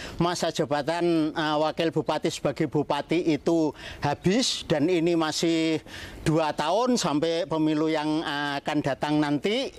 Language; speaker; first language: Indonesian; native; Indonesian